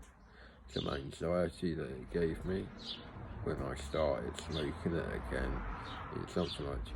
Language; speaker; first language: English; native; English